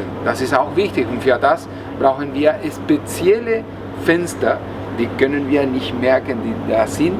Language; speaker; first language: German; non-native, learner; Spanish